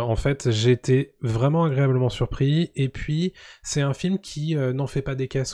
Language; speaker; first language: French; native; French